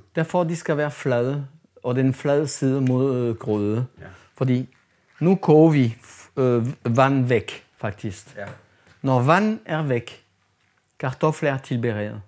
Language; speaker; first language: Danish; non-native, fluent; French